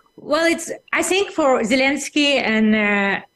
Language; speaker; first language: English; non-native, fluent; Russian